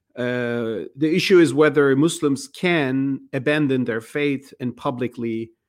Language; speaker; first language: English; non-native, fluent; Turkish